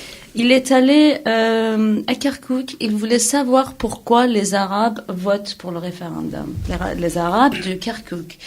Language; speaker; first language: French; non-native, fluent; Kurdish